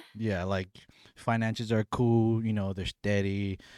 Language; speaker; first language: English; native; English